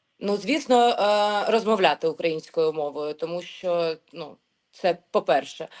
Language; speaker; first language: Ukrainian; non-native, local second language; Russian